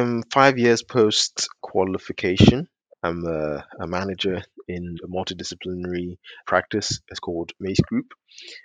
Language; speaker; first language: English; native; English